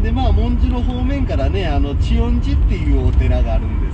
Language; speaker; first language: Japanese; native; Japanese